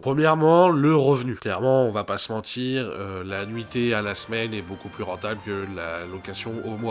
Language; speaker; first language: French; native; French